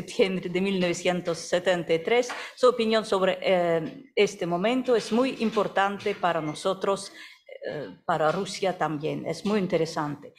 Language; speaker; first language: Spanish; non-native, fluent; Russian